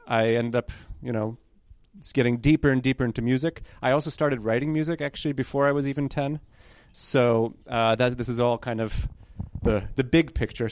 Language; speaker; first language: English; early bilingual, other home language; Hebrew